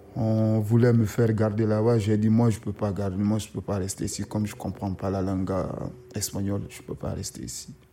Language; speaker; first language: French; non-native, local second language; Susu